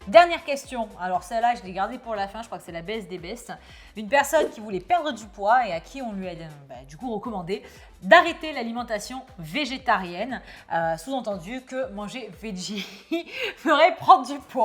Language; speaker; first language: French; native; French